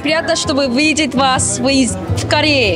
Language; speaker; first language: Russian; non-native, learner; Korean